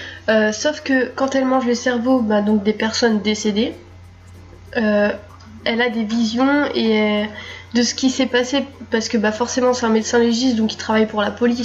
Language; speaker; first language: French; native; French